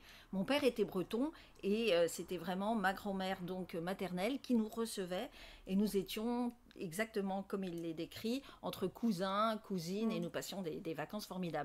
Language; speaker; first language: French; native; French